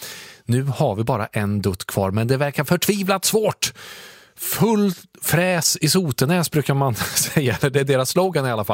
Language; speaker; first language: Swedish; native; Swedish